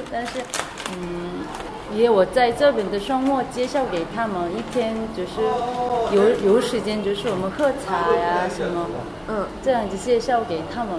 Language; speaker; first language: Chinese; non-native, learner; Korean